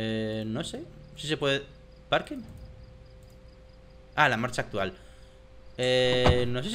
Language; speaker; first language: Spanish; native; Spanish